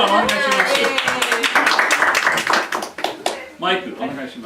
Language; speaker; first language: Japanese; non-native, learner; English